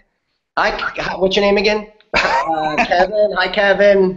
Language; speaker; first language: English; native; English